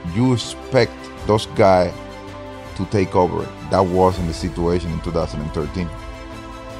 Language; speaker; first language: English; non-native, fluent; Spanish